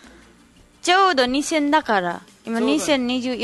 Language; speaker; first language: Japanese; non-native, learner; Nepali